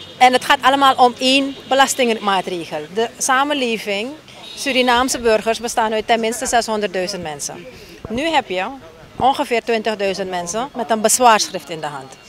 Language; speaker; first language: Dutch; native; Dutch